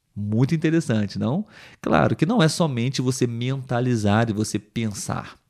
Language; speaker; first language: Portuguese; native; Portuguese